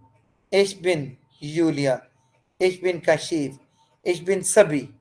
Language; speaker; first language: German; non-native, learner; Hindi